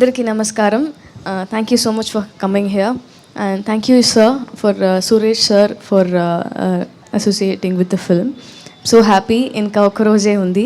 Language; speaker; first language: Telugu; non-native, learner; Tamil